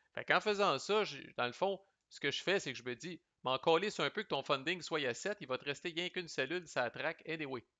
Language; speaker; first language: French; native; French